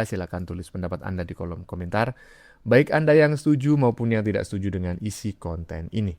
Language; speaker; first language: Indonesian; native; Indonesian